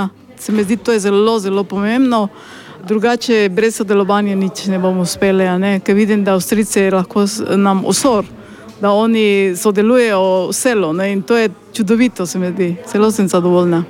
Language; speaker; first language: Slovenian; non-native, learner; Spanish